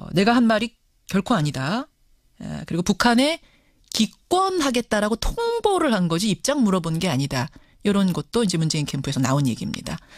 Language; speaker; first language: Korean; native; Korean